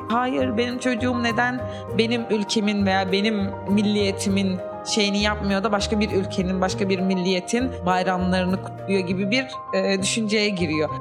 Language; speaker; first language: Turkish; native; Turkish